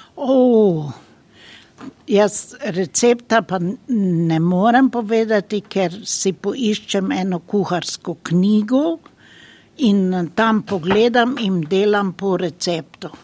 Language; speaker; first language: Slovenian; native; Slovenian